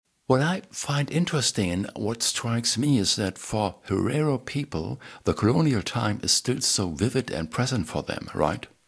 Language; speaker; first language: English; non-native, fluent; German